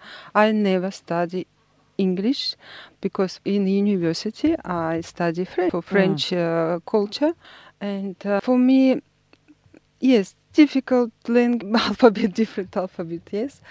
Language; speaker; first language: English; non-native, learner; Russian